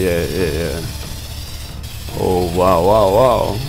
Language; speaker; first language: English; non-native, learner; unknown